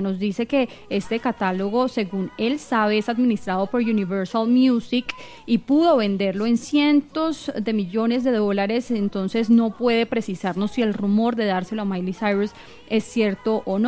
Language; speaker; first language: Spanish; native; Spanish